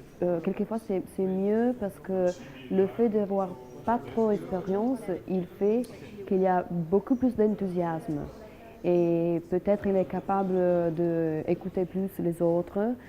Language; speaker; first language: French; non-native, fluent; Italian